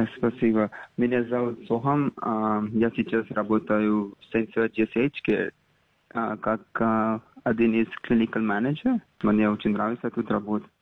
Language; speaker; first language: Russian; non-native, fluent; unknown